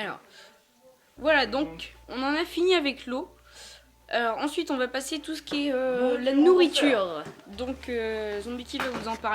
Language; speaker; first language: French; native; French